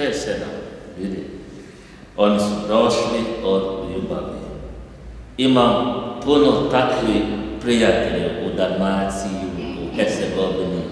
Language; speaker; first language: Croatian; non-native, learner; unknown